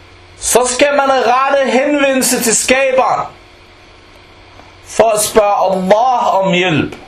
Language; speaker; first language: Danish; non-native, fluent; Arabic